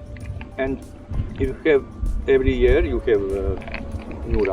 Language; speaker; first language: English; non-native, learner; Serbian